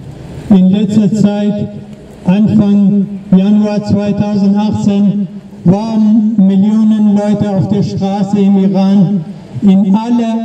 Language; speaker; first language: German; non-native, learner; Persian